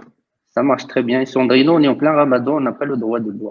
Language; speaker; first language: French; non-native, local second language; Arabic